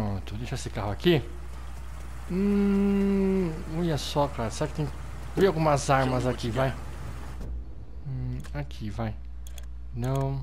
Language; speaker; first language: Portuguese; native; Portuguese